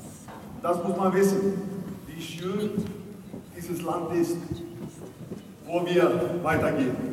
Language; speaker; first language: German; non-native, fluent; Icelandic